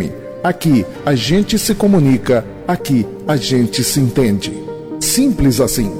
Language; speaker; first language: Portuguese; native; Portuguese